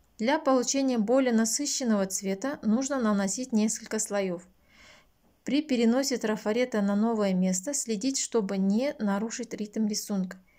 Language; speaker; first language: Russian; non-native, local second language; Kazakh